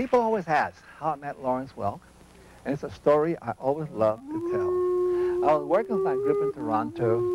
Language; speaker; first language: English; native; English